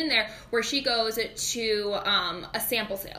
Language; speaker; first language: English; native; English